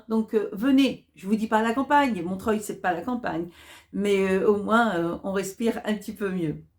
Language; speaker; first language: French; native; French